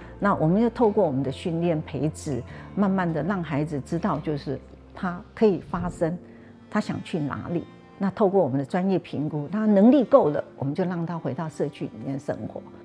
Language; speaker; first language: Chinese; non-native, local second language; Hakka Chinese